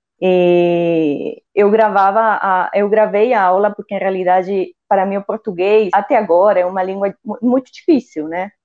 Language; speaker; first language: Portuguese; non-native, fluent; Spanish